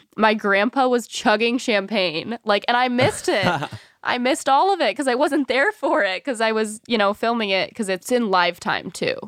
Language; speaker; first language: English; native; English